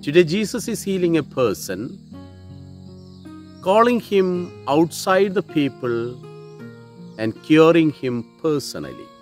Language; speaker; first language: English; non-native, local second language; Malayalam